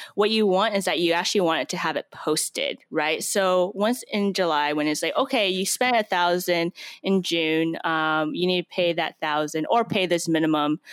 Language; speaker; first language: English; native; English